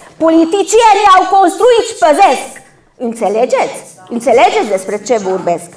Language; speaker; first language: Romanian; non-native, local second language; Hungarian